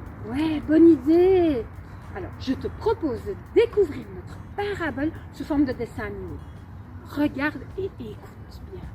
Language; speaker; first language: French; native; French